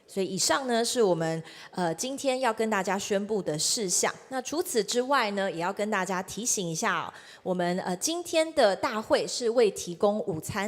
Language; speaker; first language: Chinese; native; Chinese